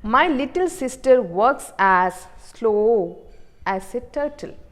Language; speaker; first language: English; non-native, local second language; Kannada